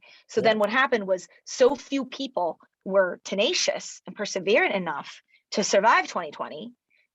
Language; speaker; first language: English; early bilingual, other home language; Chinese